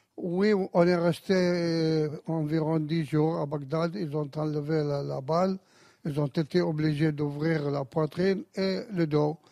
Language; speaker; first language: French; non-native, fluent; Arabic